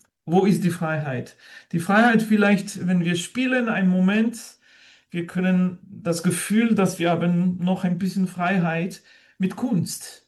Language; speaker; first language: German; non-native, learner; French